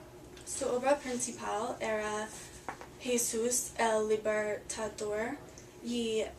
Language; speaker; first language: Spanish; non-native, learner; English